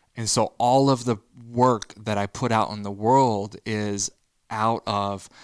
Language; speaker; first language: English; native; English